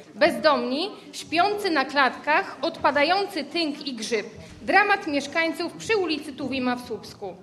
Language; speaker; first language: Polish; native; Polish